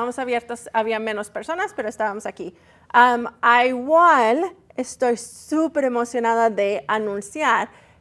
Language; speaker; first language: Spanish; early bilingual, heritage; Spanish